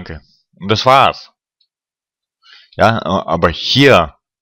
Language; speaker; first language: German; non-native, fluent; Russian